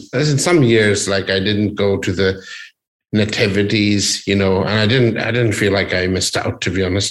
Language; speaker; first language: English; native; English